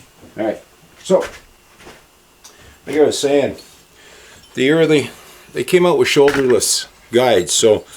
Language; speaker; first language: English; native; English